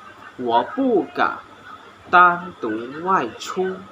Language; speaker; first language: Chinese; non-native, learner; Hmong